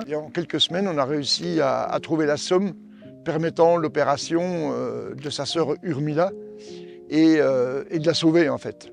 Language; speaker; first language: French; native; French